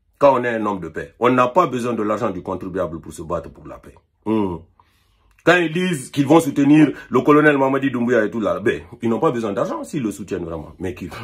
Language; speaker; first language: French; non-native, local second language; Fula